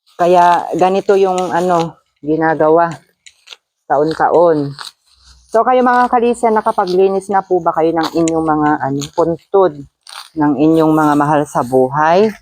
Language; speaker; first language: Filipino; native; Filipino